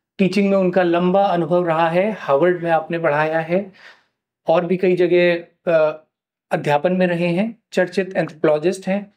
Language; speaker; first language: Hindi; native; Hindi